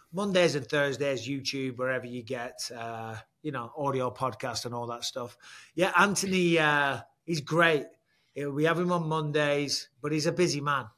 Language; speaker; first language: English; native; English